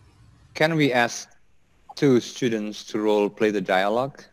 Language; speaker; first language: English; non-native, fluent; Indonesian